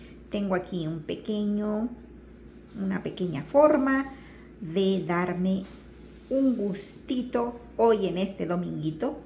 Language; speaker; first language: Spanish; native; Spanish